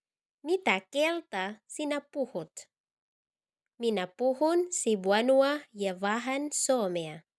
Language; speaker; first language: Finnish; non-native, learner; Cebuano